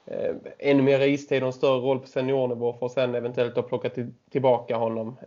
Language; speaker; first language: Swedish; native; Swedish